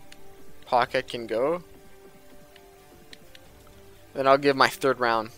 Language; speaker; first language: English; native; English